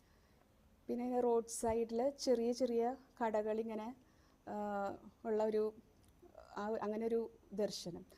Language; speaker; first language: Malayalam; native; Malayalam